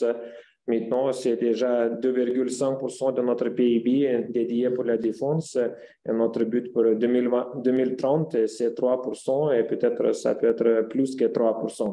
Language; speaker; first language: French; native; French